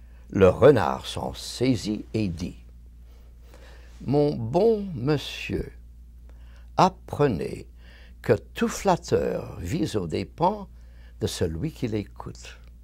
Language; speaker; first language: French; early bilingual, other home language; Yiddish